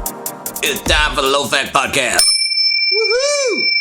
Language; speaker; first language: English; native; English